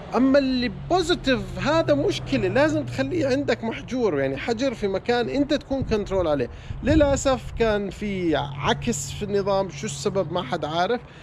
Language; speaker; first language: Arabic; native; Arabic